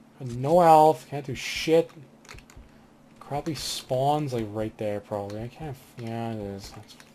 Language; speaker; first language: English; native; English